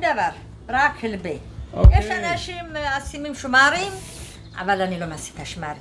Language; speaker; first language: Hebrew; non-native, fluent; Amharic